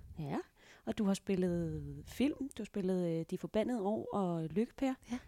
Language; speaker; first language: Danish; native; Danish